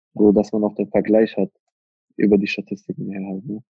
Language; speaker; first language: German; native; German